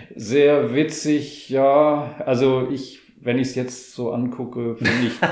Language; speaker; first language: German; native; German